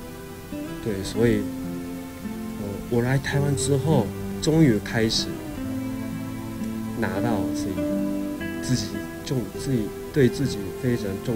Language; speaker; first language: Chinese; non-native, fluent; Japanese